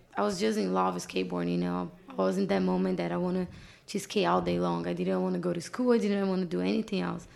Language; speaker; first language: English; non-native, fluent; Portuguese